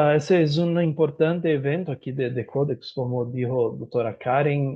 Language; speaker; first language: Spanish; non-native, learner; Portuguese